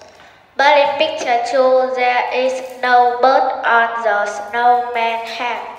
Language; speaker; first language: English; non-native, learner; Vietnamese